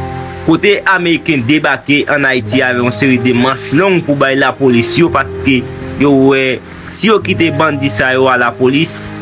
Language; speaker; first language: Haitian Creole; native; Haitian Creole